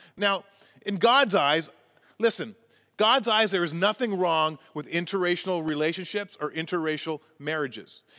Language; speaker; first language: English; native; English